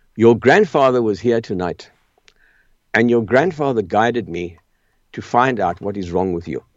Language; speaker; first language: English; native; English